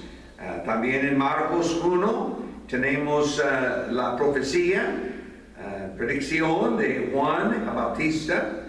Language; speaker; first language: Spanish; non-native, fluent; English